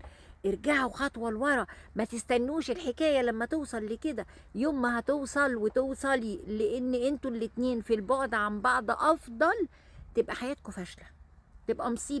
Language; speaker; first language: Arabic; native; Arabic